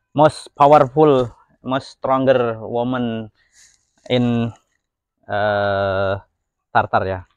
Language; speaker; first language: English; non-native, learner; Indonesian